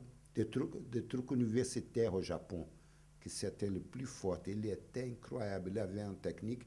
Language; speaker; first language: French; non-native, fluent; Portuguese